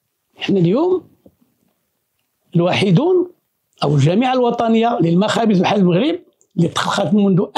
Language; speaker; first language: Arabic; native; Arabic